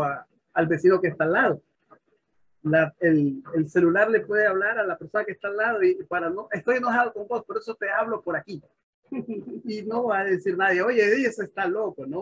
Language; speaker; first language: Spanish; native; Spanish